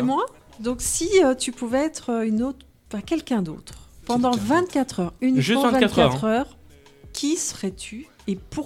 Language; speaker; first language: French; native; French